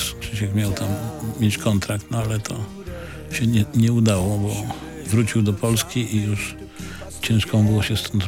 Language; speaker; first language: Polish; native; Polish